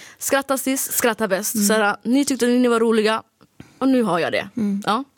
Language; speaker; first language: Swedish; early bilingual, other home language; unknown